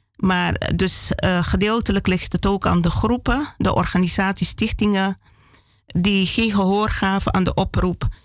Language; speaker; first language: Dutch; native; Dutch